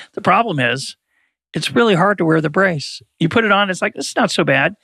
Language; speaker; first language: English; native; English